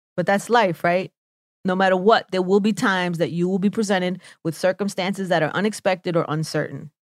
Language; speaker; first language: English; native; English